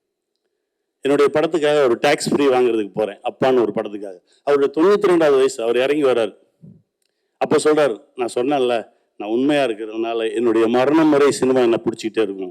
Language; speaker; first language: Tamil; native; Tamil